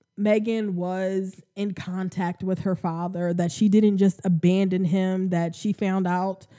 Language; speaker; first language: English; native; English